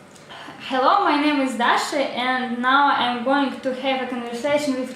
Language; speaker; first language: English; non-native, learner; Russian